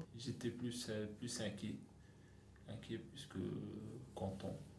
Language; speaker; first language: French; non-native, local second language; Arabic